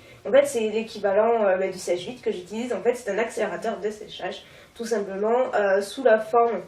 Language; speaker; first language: French; native; French